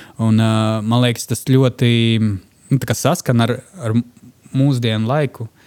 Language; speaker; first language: Latvian; non-native, local second language; Russian